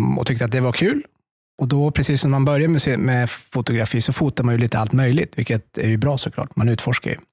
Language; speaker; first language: Swedish; early bilingual, other home language; Persian